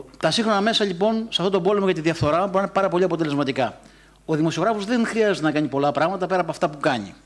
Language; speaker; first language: Greek; native; Greek